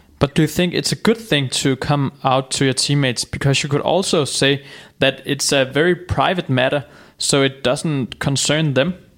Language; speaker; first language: English; non-native, fluent; Danish